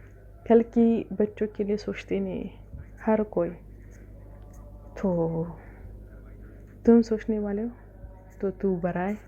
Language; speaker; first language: Hindi; non-native, fluent; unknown